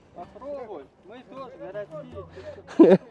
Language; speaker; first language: Russian; non-native, local second language; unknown